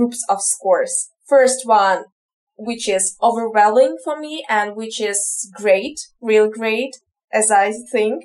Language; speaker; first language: English; non-native, fluent; Ukrainian